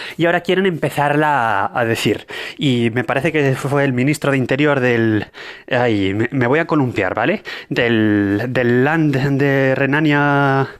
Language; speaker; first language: Spanish; native; Spanish